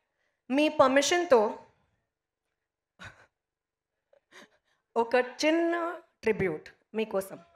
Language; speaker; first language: Telugu; non-native, learner; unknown